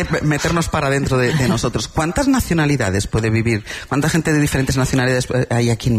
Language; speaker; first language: Spanish; native; Spanish